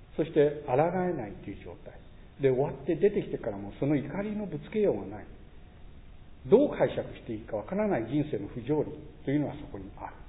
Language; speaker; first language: Japanese; native; Japanese